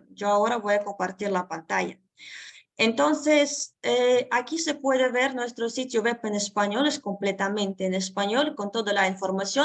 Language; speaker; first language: Spanish; non-native, fluent; Russian